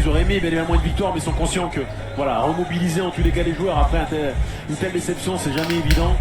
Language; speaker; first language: French; native; French